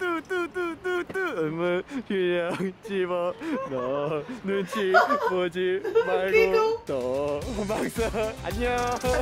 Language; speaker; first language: Korean; early bilingual, heritage; English